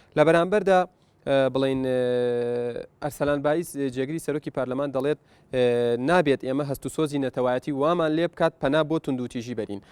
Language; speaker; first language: Central Kurdish; native; Central Kurdish